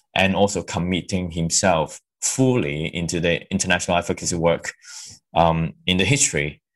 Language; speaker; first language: English; non-native, local second language; Cantonese